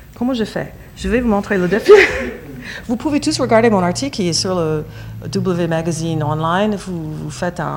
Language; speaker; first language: French; non-native, fluent; English